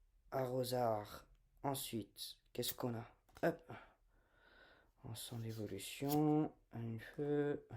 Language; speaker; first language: French; native; French